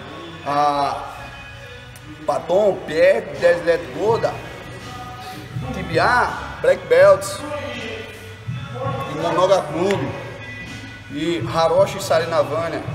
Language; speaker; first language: Russian; non-native, learner; Portuguese